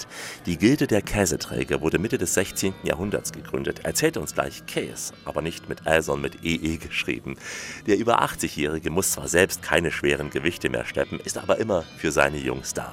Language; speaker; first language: German; native; German